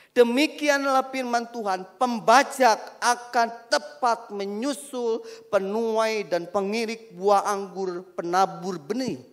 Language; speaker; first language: Indonesian; native; Indonesian